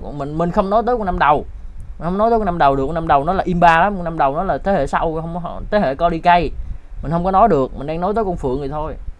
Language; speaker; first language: Vietnamese; native; Vietnamese